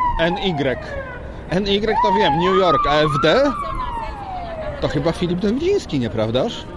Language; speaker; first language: Polish; native; Polish